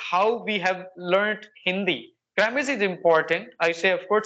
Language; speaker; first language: English; non-native, local second language; Hindi